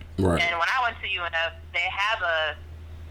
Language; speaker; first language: English; native; English